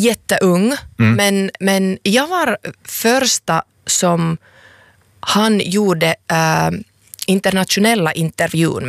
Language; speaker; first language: Swedish; non-native, local second language; Finnish